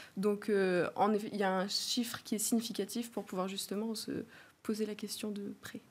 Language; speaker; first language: French; native; French